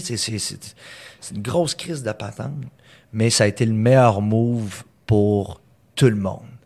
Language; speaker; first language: French; early bilingual, heritage; French